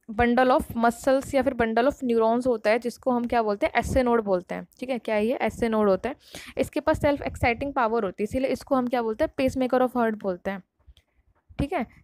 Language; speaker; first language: Hindi; native; Hindi